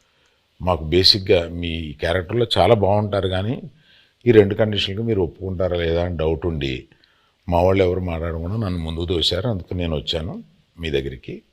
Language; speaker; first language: Telugu; native; Telugu